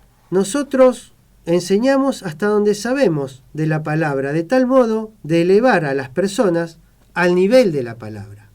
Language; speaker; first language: Spanish; native; Spanish